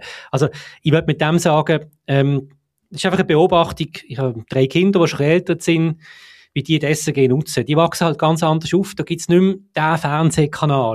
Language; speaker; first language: German; native; German